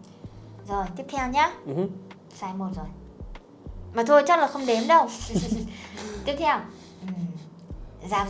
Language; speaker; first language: Vietnamese; native; Vietnamese